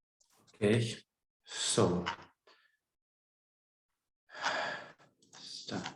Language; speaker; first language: English; non-native, learner; Ukrainian